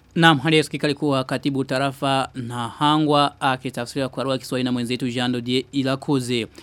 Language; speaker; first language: Swahili; non-native, local second language; Rundi